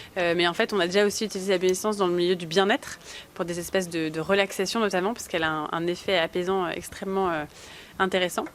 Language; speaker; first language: French; native; French